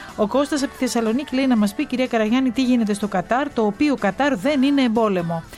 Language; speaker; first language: Greek; native; Greek